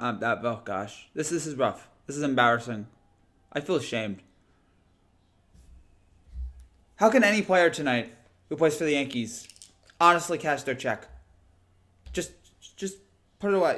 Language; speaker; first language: English; native; English